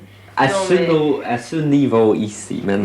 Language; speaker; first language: French; non-native, learner; English